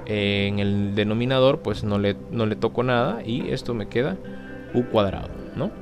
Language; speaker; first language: Spanish; native; Spanish